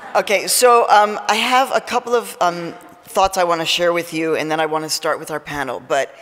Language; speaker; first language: English; early bilingual, other home language; Spanish